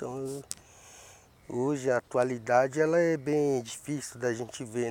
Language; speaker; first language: Portuguese; non-native, local second language; Guarani